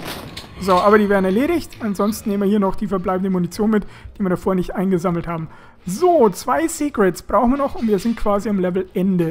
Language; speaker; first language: German; native; German